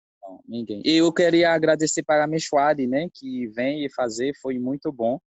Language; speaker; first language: Portuguese; non-native, fluent; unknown